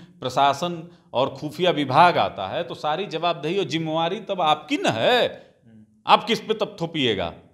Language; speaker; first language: Hindi; native; Hindi